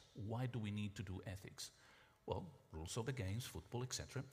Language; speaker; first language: English; non-native, fluent; Italian